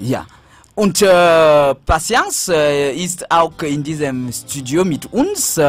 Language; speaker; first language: German; non-native, fluent; French